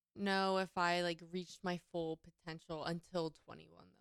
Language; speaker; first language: English; native; English